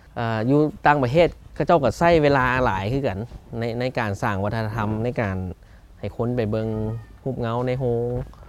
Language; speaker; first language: Lao; early bilingual, heritage; Lao